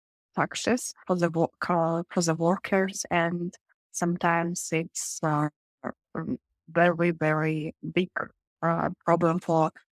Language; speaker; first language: English; non-native, learner; Russian